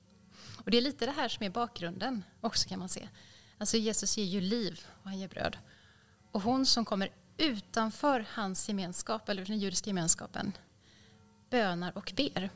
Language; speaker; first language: Swedish; native; Swedish